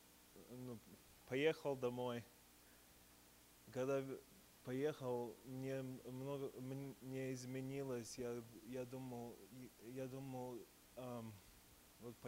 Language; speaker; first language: Russian; early bilingual, heritage; Russian